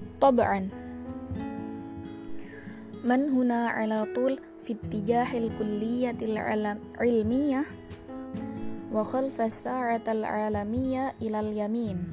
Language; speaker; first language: Arabic; non-native, learner; Indonesian